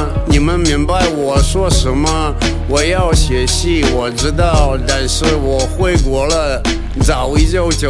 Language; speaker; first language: Chinese; non-native, learner; Russian